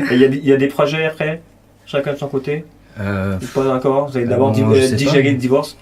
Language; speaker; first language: French; native; French